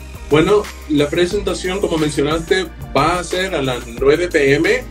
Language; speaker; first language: Spanish; non-native, fluent; English